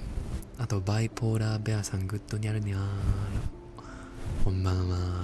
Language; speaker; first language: Japanese; non-native, fluent; English